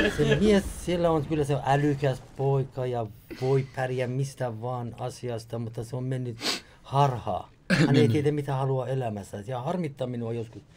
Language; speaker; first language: Finnish; non-native, fluent; Persian